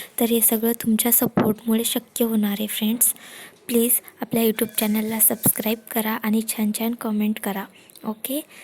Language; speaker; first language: Marathi; non-native, local second language; Lambadi